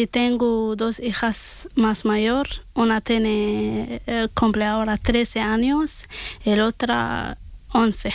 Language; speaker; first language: Spanish; non-native, learner; Arabic